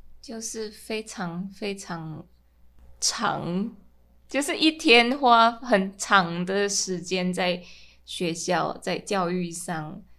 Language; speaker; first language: Chinese; non-native, fluent; Min Nan Chinese